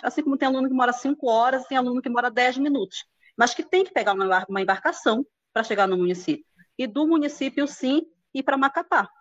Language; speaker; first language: Portuguese; native; Portuguese